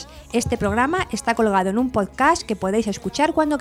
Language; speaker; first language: Spanish; native; Spanish